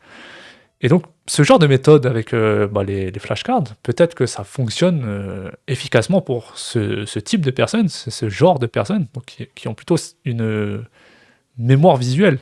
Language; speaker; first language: French; native; French